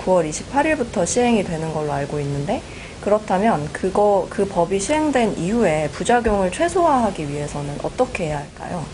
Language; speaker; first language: Korean; native; Korean